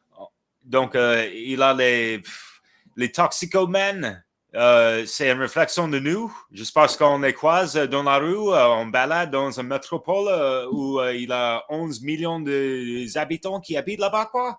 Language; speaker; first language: French; non-native, fluent; English